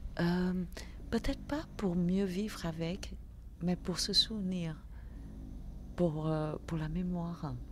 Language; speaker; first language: French; early bilingual, other home language; Vietnamese